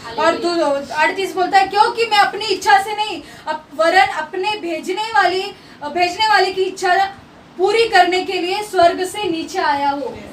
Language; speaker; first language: Hindi; non-native, local second language; Marathi